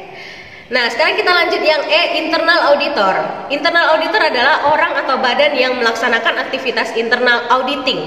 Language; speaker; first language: Indonesian; native; Indonesian